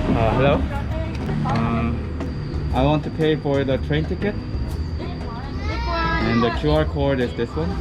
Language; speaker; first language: English; non-native, learner; Korean